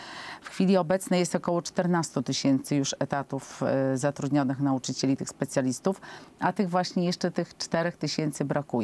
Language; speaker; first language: Polish; native; Polish